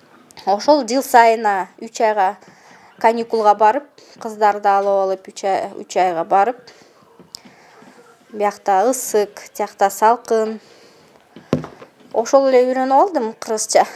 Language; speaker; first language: Kyrgyz; non-native, learner; Russian